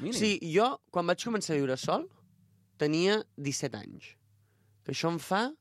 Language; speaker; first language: Catalan; native; Catalan